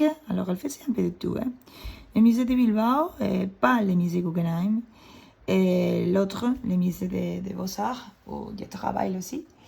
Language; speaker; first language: French; non-native, fluent; Spanish